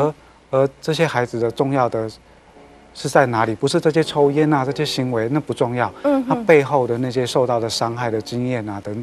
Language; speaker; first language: Chinese; native; Chinese